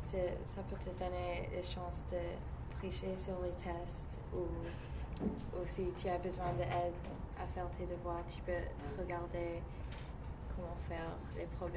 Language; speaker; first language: French; non-native, learner; English